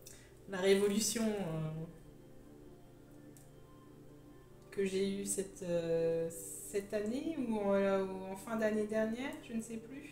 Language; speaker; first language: French; native; French